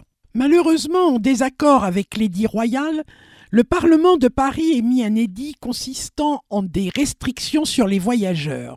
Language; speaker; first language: French; native; French